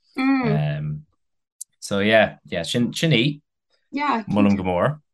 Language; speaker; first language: Irish; non-native, local second language; English